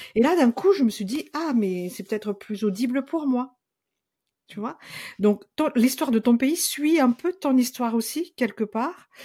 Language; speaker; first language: French; non-native, local second language; Malagasy